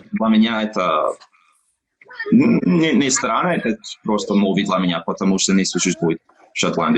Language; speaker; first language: Russian; non-native, learner; English